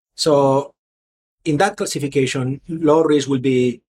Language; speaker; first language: English; non-native, fluent; Spanish